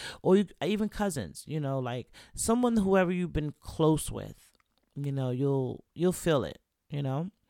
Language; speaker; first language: English; native; English